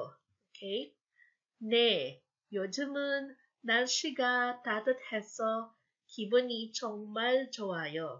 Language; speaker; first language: Korean; non-native, fluent; Filipino